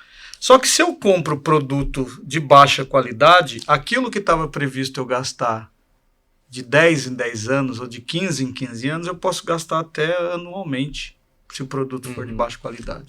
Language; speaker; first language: Portuguese; native; Portuguese